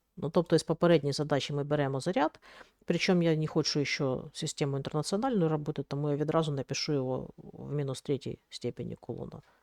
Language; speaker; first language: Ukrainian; native; Ukrainian